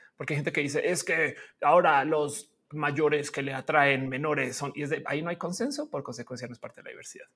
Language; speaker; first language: Spanish; native; Spanish